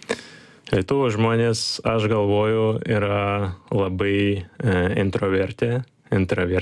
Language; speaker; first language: Lithuanian; non-native, learner; Ukrainian